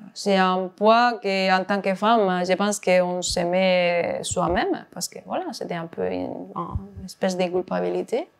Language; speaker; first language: French; non-native, fluent; Spanish